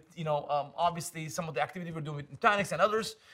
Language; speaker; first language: English; non-native, fluent; Turkish